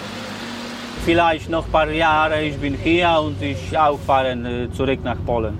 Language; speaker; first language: German; non-native, learner; Polish